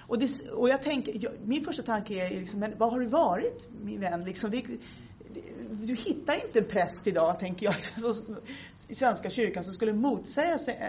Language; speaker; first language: Swedish; native; Swedish